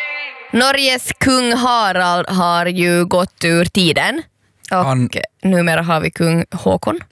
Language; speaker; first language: Swedish; native; Swedish